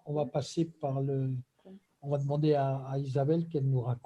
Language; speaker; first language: French; native; French